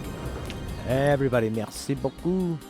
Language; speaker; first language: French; non-native, learner; English